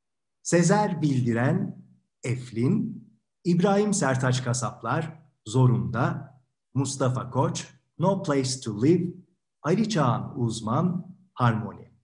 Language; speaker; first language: Turkish; native; Turkish